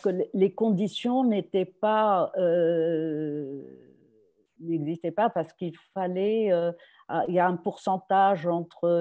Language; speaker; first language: French; non-native, local second language; Arabic